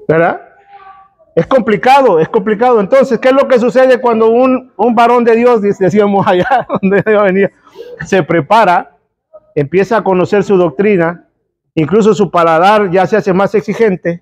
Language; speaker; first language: Spanish; native; Spanish